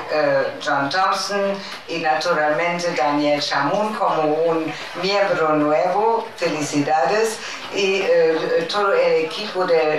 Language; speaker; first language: Spanish; non-native, learner; German